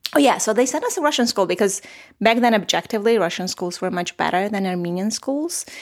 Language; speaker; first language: English; non-native, fluent; Armenian